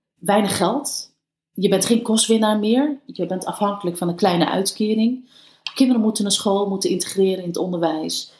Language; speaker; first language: Dutch; early bilingual, other home language; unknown